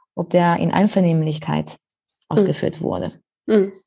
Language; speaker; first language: German; non-native, fluent; Spanish